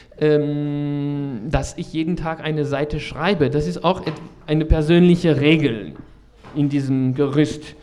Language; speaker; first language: German; non-native, fluent; French